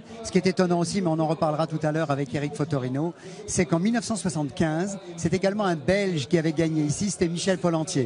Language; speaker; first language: French; native; French